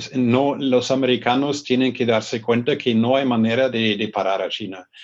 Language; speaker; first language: Spanish; non-native, fluent; German